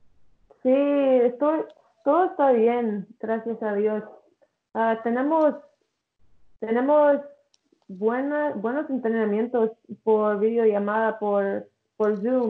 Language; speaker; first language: Spanish; early bilingual, heritage; English